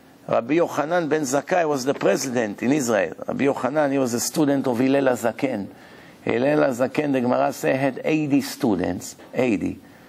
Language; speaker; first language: English; non-native, fluent; Hebrew